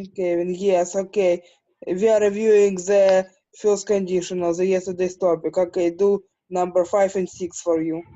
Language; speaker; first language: English; non-native, fluent; Ukrainian